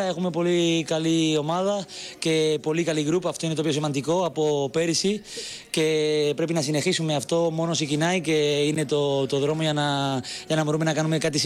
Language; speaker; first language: Greek; non-native, learner; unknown